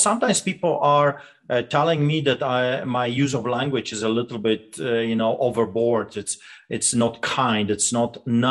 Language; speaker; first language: English; non-native, fluent; Polish